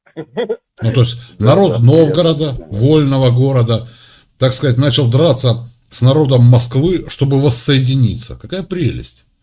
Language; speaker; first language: Russian; native; Russian